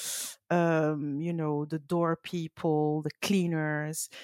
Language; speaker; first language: English; early bilingual, other home language; French